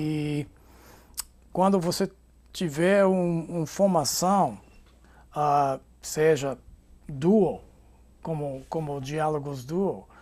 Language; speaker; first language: Portuguese; non-native, fluent; English